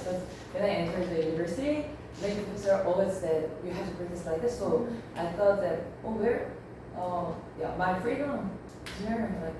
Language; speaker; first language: English; non-native, learner; Korean